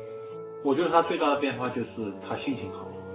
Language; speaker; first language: Chinese; native; Chinese